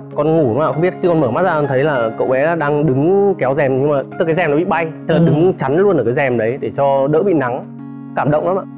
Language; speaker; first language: Vietnamese; native; Vietnamese